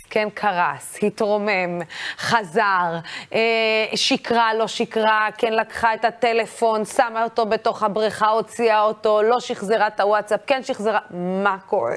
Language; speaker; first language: Hebrew; non-native, local second language; Arabic